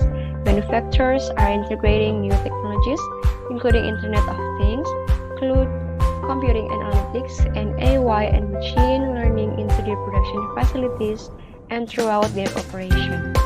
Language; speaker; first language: English; non-native, learner; Indonesian